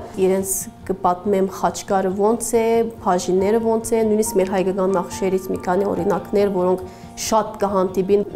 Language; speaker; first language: Armenian; early bilingual, heritage; Armenian